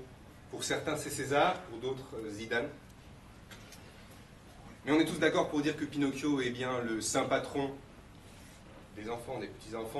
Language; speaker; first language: French; native; French